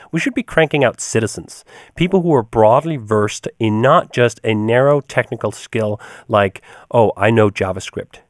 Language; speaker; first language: English; non-native, fluent; Danish